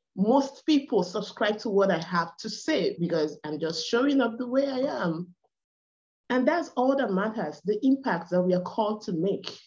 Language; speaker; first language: English; non-native, local second language; Igbo